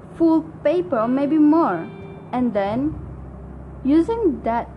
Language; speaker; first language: English; non-native, local second language; Malay